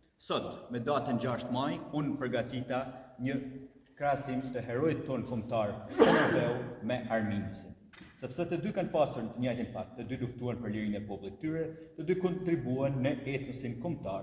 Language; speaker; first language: Albanian; native; Albanian